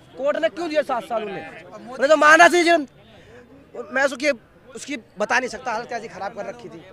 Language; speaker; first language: Hindi; native; Hindi